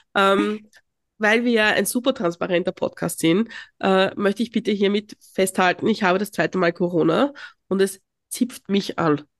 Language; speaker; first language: German; native; German